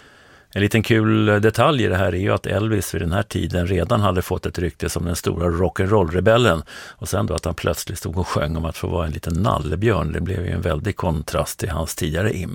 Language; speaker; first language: Swedish; native; Swedish